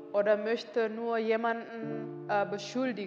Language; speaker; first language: German; non-native, learner; Indonesian